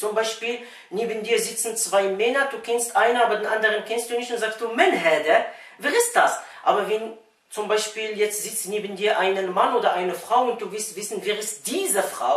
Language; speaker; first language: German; non-native, fluent; Arabic